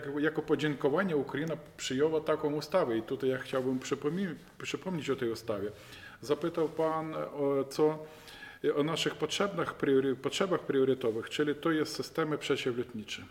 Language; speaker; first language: Polish; non-native, fluent; Ukrainian